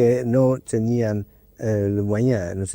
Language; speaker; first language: Spanish; non-native, learner; English